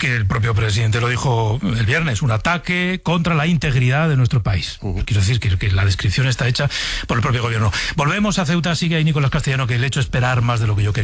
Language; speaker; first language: Spanish; native; Spanish